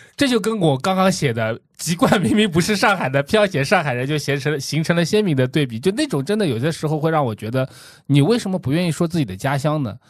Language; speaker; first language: Chinese; non-native, local second language; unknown